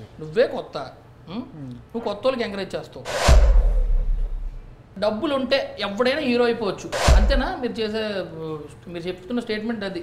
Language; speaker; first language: Telugu; native; Telugu